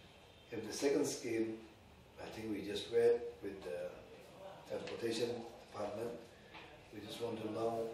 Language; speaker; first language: English; non-native, learner; Indonesian